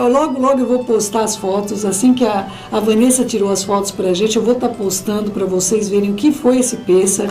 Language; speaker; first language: Portuguese; native; Portuguese